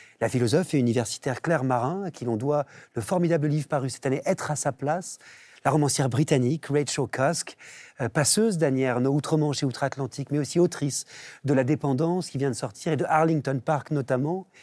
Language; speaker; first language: French; native; French